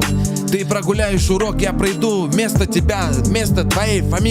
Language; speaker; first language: Russian; non-native, local second language; Uzbek